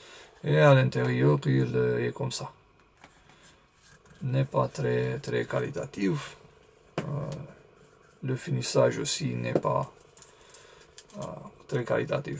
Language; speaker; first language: French; non-native, learner; Romanian